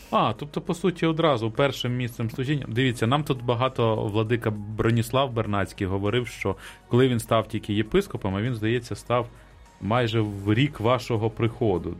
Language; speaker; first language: Ukrainian; native; Ukrainian